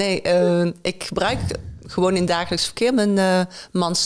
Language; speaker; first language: Dutch; native; Dutch